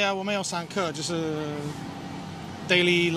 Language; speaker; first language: Chinese; non-native, fluent; English